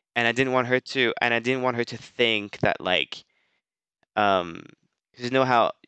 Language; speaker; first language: English; non-native, fluent; French